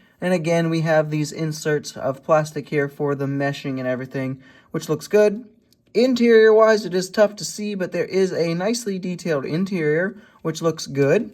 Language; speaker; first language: English; native; English